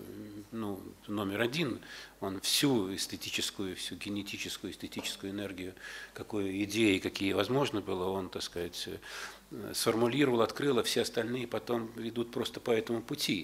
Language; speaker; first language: Russian; native; Russian